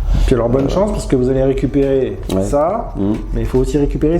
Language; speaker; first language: French; native; French